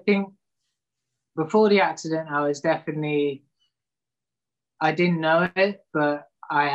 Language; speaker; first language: English; native; English